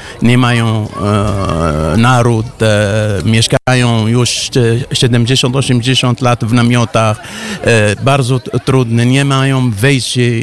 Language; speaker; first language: Polish; non-native, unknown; Arabic